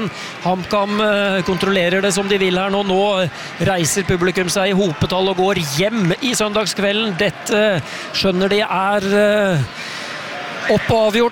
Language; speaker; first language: Norwegian; native; Norwegian